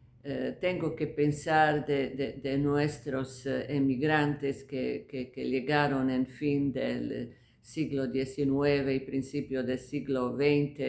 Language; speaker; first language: Spanish; non-native, fluent; Croatian